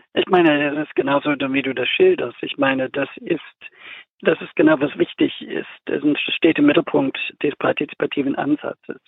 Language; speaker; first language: German; non-native, fluent; English